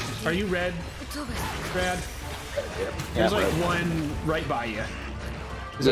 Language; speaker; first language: English; native; English